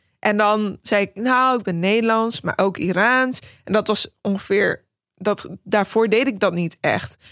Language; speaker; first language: Dutch; early bilingual, other home language; Persian